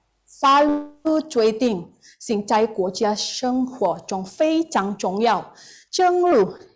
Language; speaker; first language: Chinese; non-native, learner; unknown